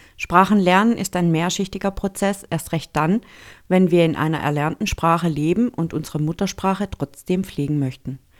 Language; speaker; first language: German; native; German